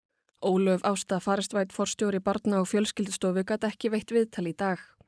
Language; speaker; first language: Icelandic; native; Icelandic